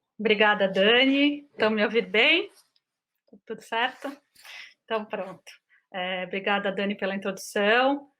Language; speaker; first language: Portuguese; native; Portuguese